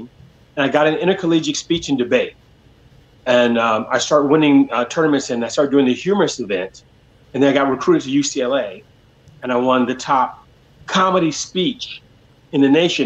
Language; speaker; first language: English; native; English